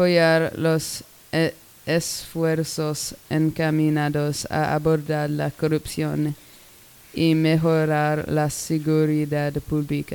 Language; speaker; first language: Spanish; non-native, learner; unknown